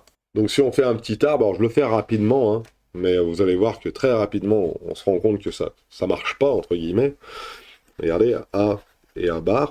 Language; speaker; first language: French; native; French